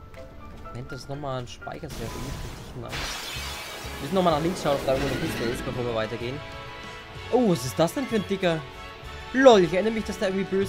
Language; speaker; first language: German; native; German